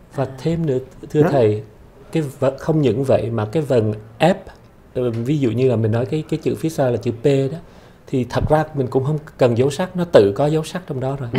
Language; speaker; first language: Vietnamese; early bilingual, heritage; Vietnamese